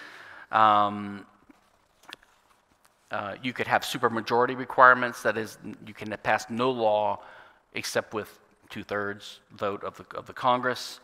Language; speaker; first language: English; native; English